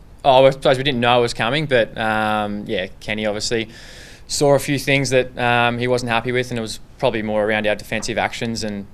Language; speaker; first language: English; native; English